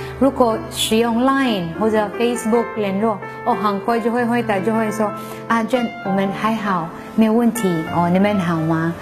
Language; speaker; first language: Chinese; non-native, fluent; Filipino